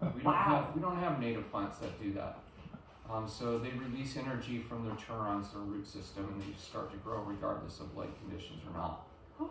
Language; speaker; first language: English; native; English